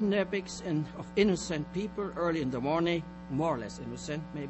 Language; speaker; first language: English; non-native, fluent; German